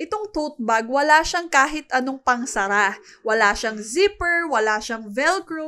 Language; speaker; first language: Filipino; native; Filipino